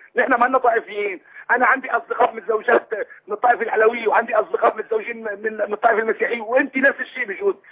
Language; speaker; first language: Arabic; native; Arabic